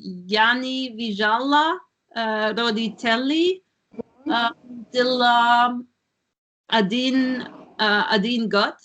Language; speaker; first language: Russian; non-native, learner; German